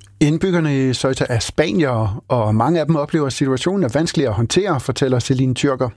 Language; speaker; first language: Danish; native; Danish